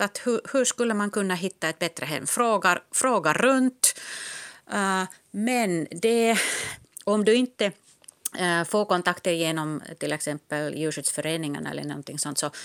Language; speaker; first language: Swedish; non-native, local second language; Finnish